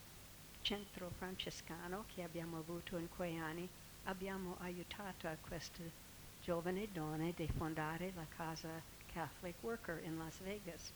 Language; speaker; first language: Italian; non-native, fluent; English